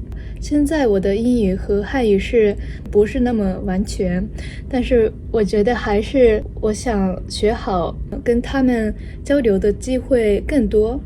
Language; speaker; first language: Chinese; non-native, learner; Japanese